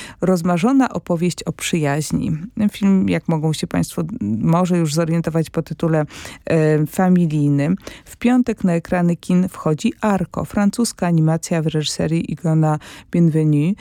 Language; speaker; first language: Polish; native; Polish